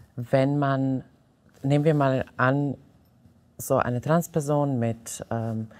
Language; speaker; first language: German; non-native, fluent; Serbian